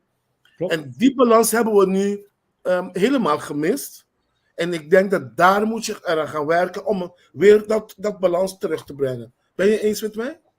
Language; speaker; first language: Dutch; non-native, local second language; Papiamento